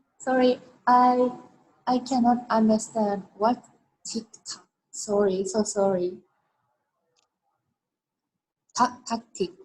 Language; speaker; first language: English; non-native, learner; Japanese